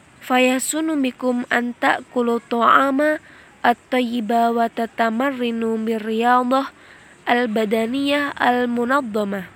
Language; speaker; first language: Arabic; non-native, learner; Indonesian